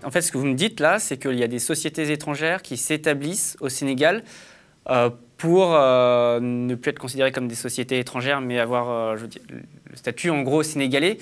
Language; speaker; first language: French; native; French